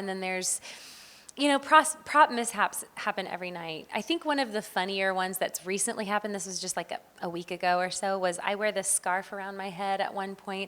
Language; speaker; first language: English; native; English